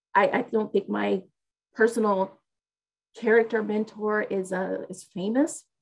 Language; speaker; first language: English; native; English